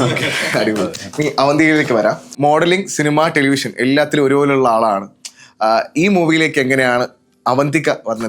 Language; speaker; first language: Malayalam; native; Malayalam